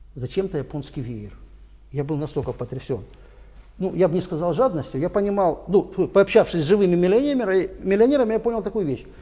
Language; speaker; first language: Russian; native; Russian